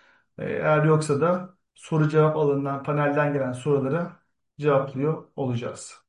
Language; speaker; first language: Turkish; native; Turkish